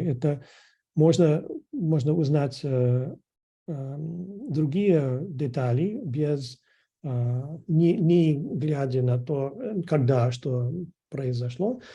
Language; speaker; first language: Russian; non-native, fluent; English